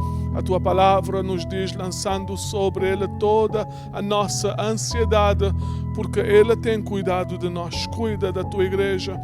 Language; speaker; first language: Portuguese; native; Portuguese